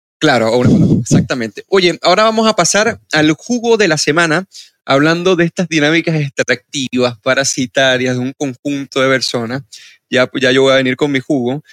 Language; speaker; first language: Spanish; native; Spanish